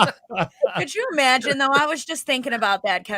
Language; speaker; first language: English; native; English